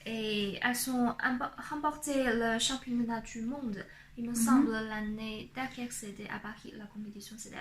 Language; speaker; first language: French; non-native, fluent; Chinese